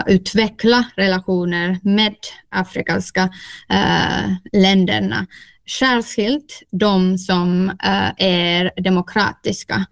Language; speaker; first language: Swedish; non-native, local second language; Finnish